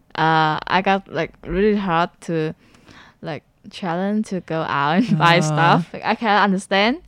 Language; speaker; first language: English; non-native, learner; Vietnamese